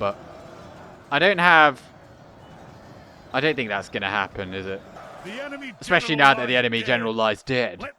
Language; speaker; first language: English; native; English